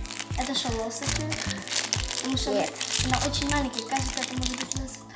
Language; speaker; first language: Russian; early bilingual, heritage; Russian